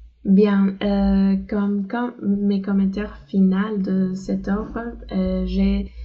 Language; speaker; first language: French; non-native, fluent; Spanish